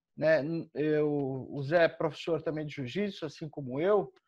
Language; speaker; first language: Portuguese; native; Portuguese